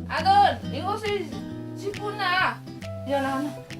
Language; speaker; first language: Korean; non-native, learner; Vietnamese